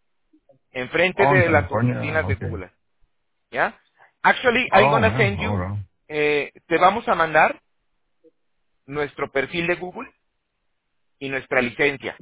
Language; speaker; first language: Spanish; native; Spanish